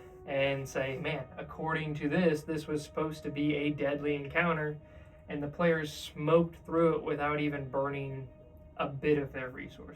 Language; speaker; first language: English; native; English